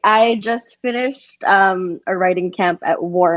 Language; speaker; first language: English; native; English